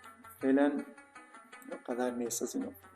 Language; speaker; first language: Persian; native; Persian